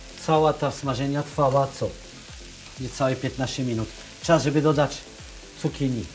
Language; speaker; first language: Polish; non-native, learner; French